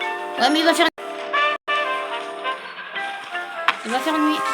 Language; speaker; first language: French; native; French